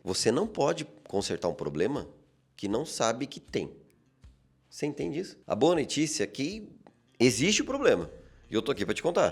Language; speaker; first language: Portuguese; native; Portuguese